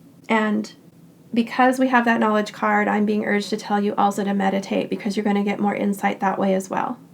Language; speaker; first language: English; native; English